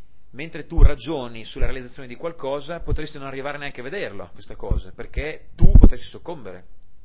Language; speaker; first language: Italian; native; Italian